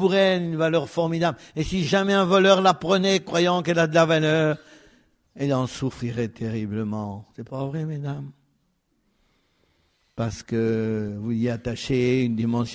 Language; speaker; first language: French; native; French